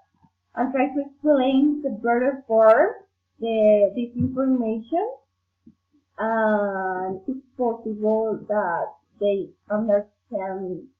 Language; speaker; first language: English; non-native, learner; Spanish